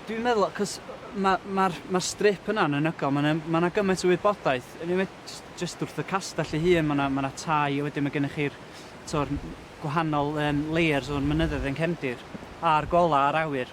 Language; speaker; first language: Welsh; native; Welsh